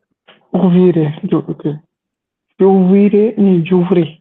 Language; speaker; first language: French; non-native, learner; Hindi